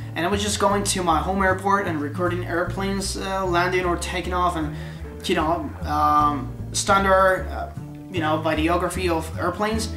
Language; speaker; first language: English; non-native, fluent; Spanish